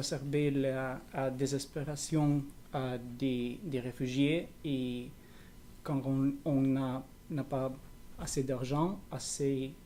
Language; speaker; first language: French; non-native, learner; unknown